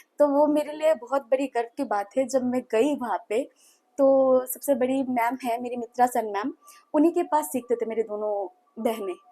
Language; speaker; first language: Hindi; non-native, local second language; Bangla